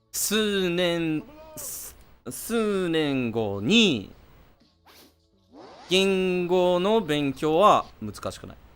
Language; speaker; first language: Japanese; non-native, learner; English